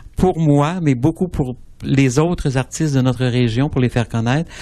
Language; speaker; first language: French; native; French